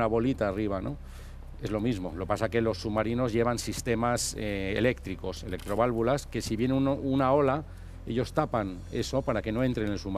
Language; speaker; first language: Spanish; native; Spanish